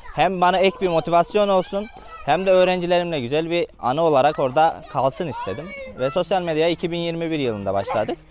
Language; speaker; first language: Turkish; native; Turkish